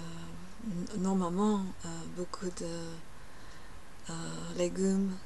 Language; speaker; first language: French; non-native, learner; English